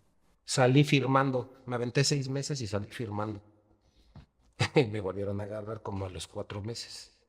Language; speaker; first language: Spanish; native; Spanish